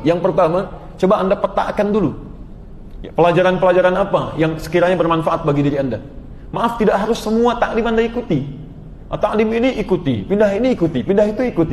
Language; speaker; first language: Indonesian; native; Indonesian